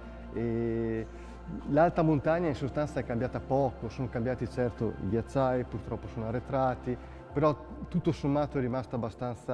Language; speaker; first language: Italian; native; Italian